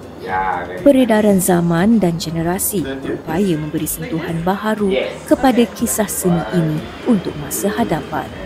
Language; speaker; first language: Malay; native; Malay